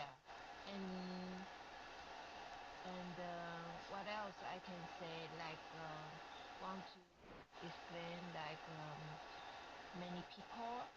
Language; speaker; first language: English; non-native, learner; Chinese